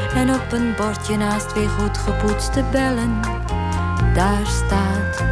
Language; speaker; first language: Dutch; native; Dutch